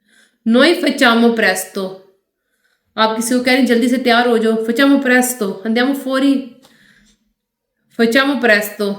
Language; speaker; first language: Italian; non-native, fluent; Urdu